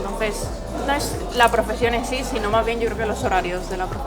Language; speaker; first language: Spanish; native; Spanish